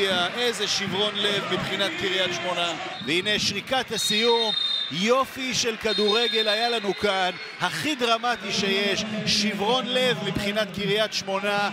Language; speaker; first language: Hebrew; native; Hebrew